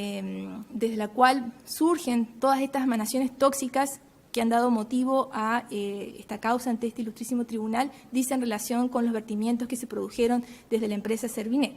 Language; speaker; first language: Spanish; native; Spanish